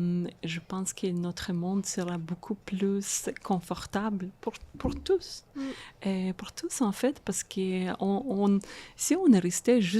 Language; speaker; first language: French; non-native, fluent; Russian